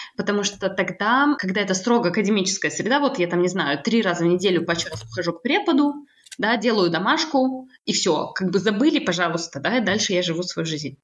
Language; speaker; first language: Russian; native; Russian